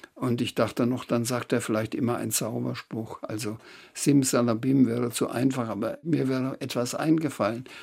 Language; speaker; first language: German; native; German